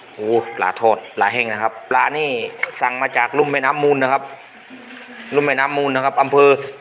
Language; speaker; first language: Thai; native; Thai